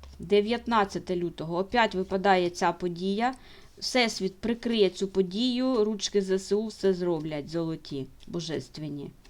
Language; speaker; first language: Ukrainian; non-native, local second language; Russian